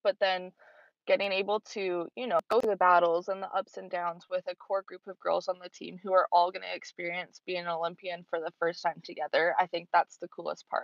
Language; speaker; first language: English; native; English